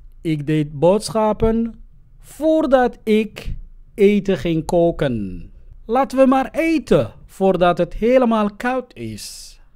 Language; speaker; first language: Dutch; non-native, fluent; Somali